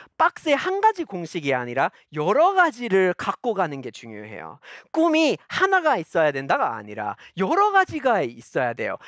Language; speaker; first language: Korean; non-native, fluent; English